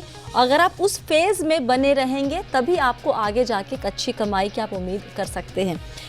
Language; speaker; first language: Hindi; native; Hindi